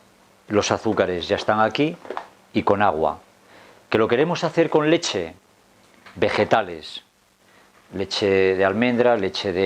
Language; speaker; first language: Spanish; native; Spanish